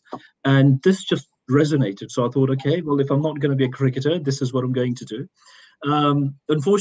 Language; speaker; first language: English; non-native, local second language; Urdu